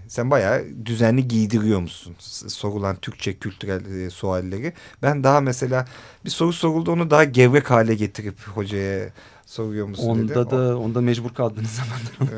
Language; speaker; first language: Turkish; native; Turkish